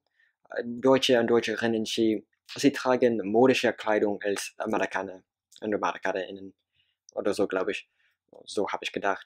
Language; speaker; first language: German; non-native, learner; English